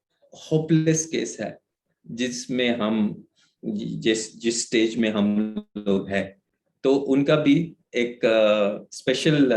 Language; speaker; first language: Hindi; native; Hindi